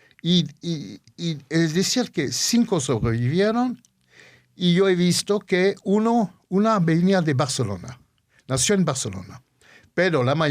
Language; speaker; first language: Spanish; early bilingual, heritage; Ladino